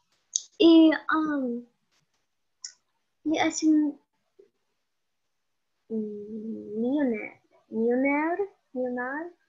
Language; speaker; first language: Spanish; non-native, learner; English